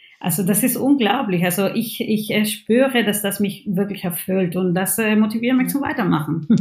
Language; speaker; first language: German; non-native, fluent; Spanish